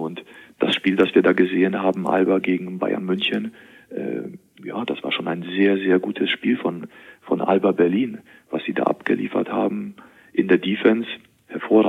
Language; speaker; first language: German; native; German